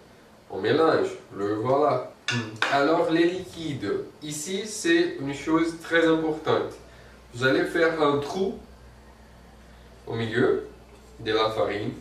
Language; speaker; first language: French; non-native, fluent; Portuguese